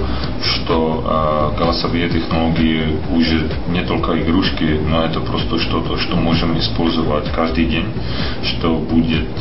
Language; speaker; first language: Russian; non-native, fluent; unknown